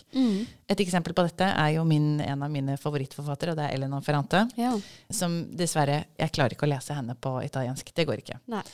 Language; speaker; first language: Norwegian; early bilingual, other home language; English